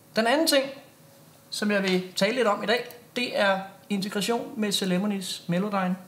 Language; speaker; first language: Danish; native; Danish